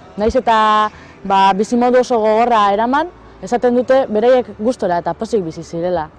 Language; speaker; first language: Basque; native; Basque